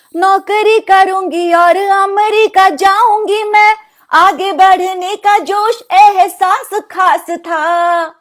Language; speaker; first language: Hindi; non-native, local second language; Odia